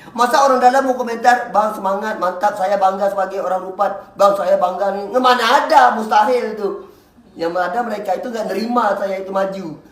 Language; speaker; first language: Indonesian; native; Indonesian